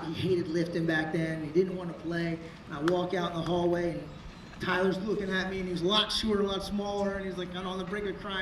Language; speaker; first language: English; native; English